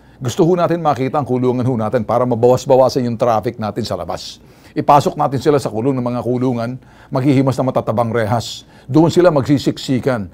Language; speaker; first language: Filipino; native; Filipino